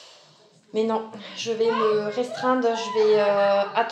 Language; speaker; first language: French; native; French